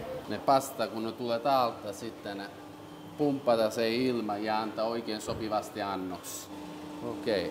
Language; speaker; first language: Finnish; non-native, learner; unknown